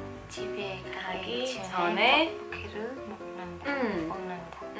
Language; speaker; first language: Korean; non-native, learner; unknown